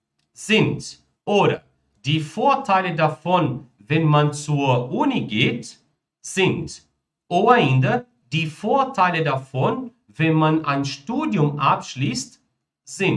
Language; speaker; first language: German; non-native, fluent; Portuguese